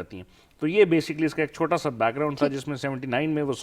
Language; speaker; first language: Urdu; native; Urdu